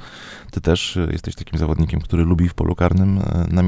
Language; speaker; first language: Polish; native; Polish